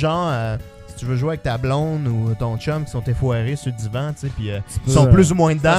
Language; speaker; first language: French; native; French